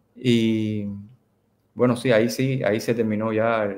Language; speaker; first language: Spanish; native; Spanish